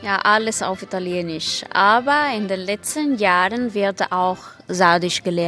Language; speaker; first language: German; non-native, fluent; Italian